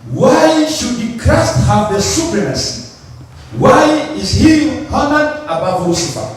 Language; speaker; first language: English; non-native, local second language; Swahili